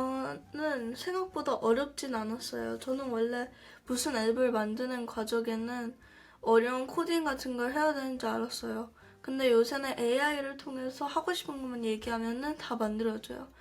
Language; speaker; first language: Korean; early bilingual, heritage; Korean